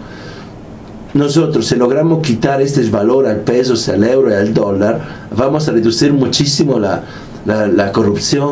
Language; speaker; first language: Spanish; non-native, fluent; Italian